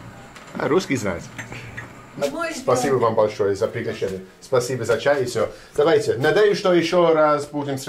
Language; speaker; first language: Russian; non-native, learner; English